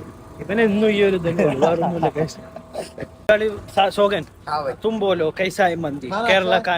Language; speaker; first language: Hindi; non-native, local second language; Malayalam